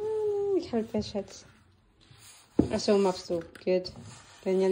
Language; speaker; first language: German; non-native, learner; Filipino